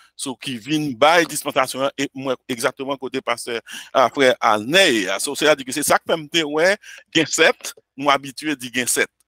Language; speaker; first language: French; non-native, local second language; Haitian Creole